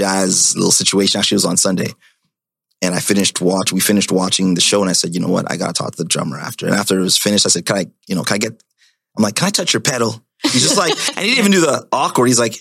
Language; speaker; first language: English; native; English